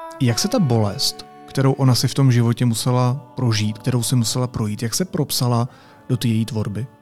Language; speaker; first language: Czech; native; Czech